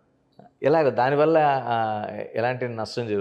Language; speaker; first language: Telugu; native; Telugu